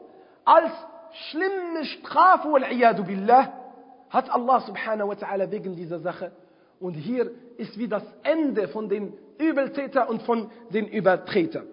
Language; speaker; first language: German; non-native, fluent; Arabic